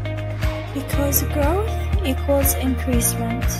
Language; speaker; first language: English; non-native, fluent; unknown